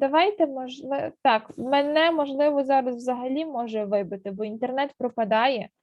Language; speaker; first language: Ukrainian; native; Ukrainian